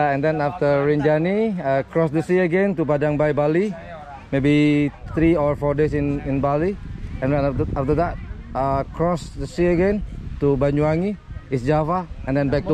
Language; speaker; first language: English; non-native, learner; Indonesian